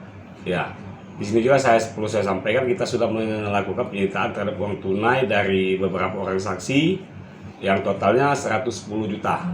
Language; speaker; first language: Indonesian; native; Indonesian